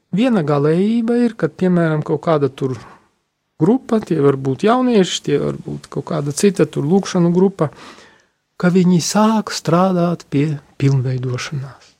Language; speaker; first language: Latvian; non-native, local second language; Polish